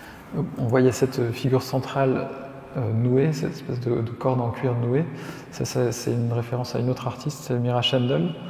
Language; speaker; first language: French; native; French